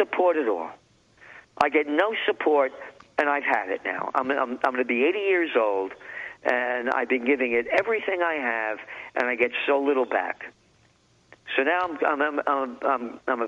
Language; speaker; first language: English; native; English